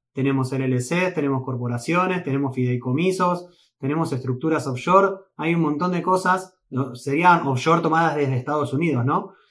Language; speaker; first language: Spanish; native; Spanish